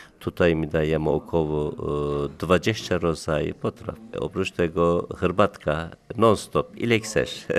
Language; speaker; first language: Polish; non-native, learner; Turkish